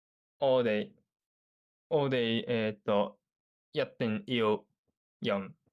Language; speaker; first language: Chinese; non-native, learner; Japanese